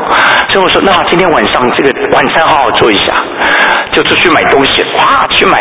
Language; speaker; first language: Chinese; native; Chinese